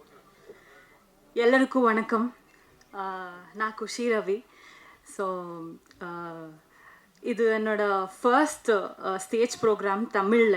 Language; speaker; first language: Tamil; non-native, local second language; Kannada